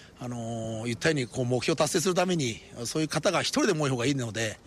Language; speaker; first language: Japanese; native; Japanese